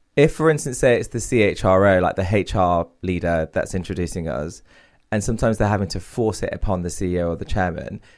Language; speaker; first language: English; native; English